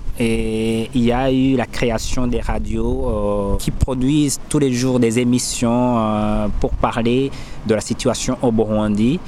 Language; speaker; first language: French; non-native, local second language; Rundi